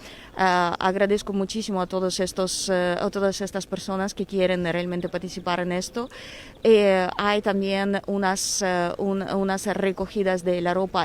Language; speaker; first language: Spanish; non-native, fluent; Ukrainian